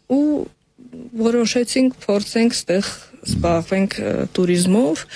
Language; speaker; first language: Armenian; non-native, fluent; Russian